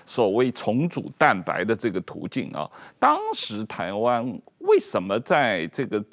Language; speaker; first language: Chinese; native; Chinese